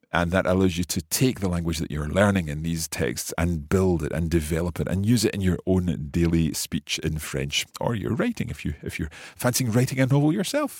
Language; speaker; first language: English; native; English